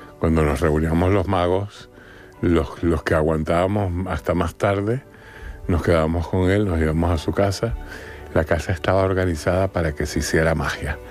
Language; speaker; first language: Spanish; native; Spanish